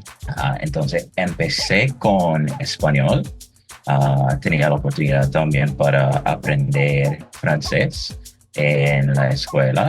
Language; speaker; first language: Spanish; non-native, fluent; English